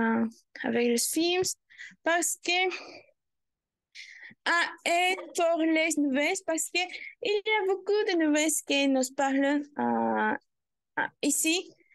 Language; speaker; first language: French; non-native, learner; Spanish